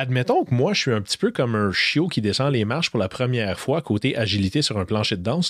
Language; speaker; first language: French; native; French